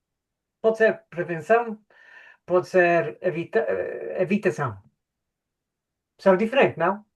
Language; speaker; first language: Portuguese; non-native, fluent; English